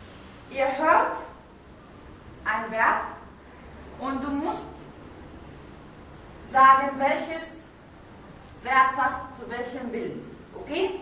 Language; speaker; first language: German; non-native, fluent; Arabic